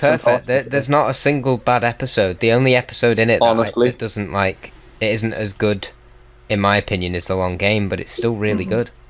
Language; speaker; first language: English; native; English